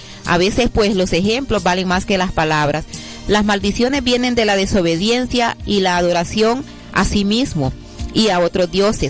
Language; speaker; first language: Spanish; native; Spanish